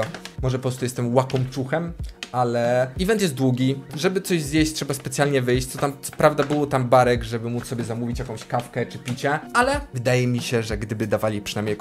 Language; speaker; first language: Polish; native; Polish